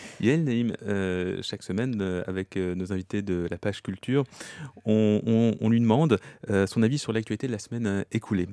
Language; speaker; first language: French; native; French